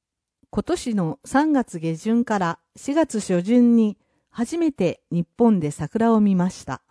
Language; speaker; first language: Japanese; non-native, fluent; English